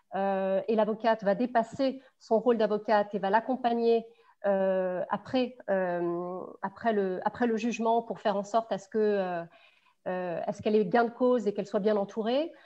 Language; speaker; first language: French; native; French